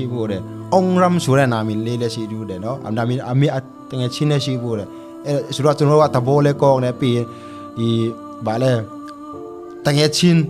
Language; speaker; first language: Burmese; non-native, local second language; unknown